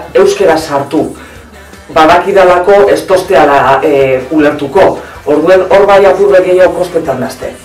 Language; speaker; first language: Basque; native; Basque